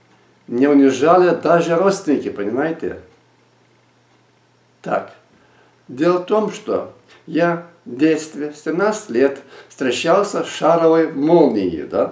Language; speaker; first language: Russian; non-native, local second language; Lithuanian